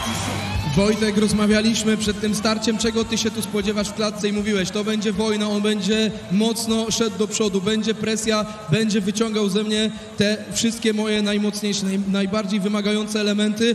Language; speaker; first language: Polish; native; Polish